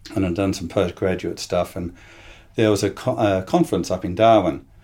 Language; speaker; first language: English; native; English